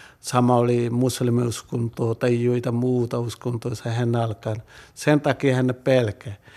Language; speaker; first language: Finnish; non-native, learner; Punjabi